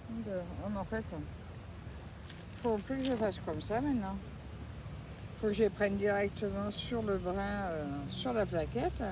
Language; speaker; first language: French; native; French